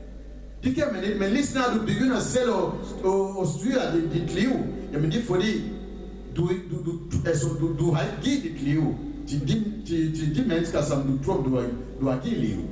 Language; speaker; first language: Danish; non-native, fluent; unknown